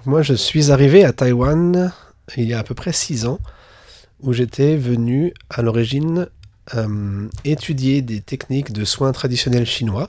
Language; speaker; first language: French; native; French